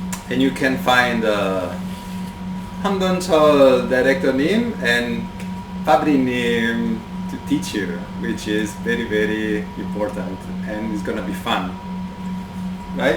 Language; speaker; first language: English; non-native, fluent; Italian